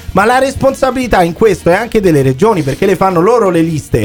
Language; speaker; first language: Italian; native; Italian